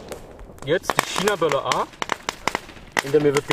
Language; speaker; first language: German; native; German